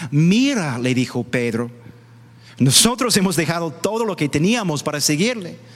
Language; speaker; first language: Spanish; non-native, fluent; English